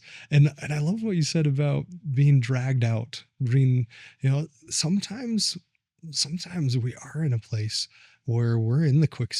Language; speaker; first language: English; native; English